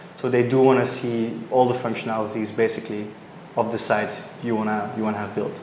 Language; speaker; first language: English; non-native, fluent; Dutch